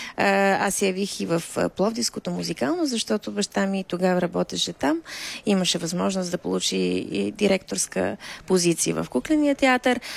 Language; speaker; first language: Bulgarian; native; Bulgarian